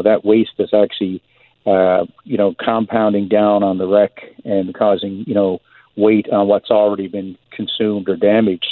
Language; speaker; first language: English; native; English